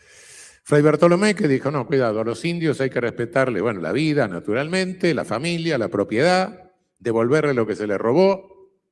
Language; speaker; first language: Spanish; native; Spanish